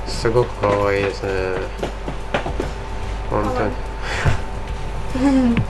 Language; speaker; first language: Japanese; non-native, fluent; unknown